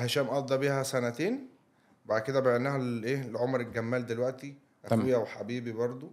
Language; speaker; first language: Arabic; native; Arabic